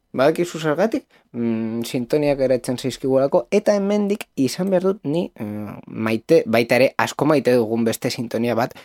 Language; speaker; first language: Basque; native; Basque